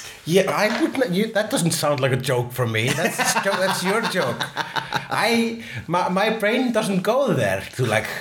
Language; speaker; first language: English; non-native, fluent; Icelandic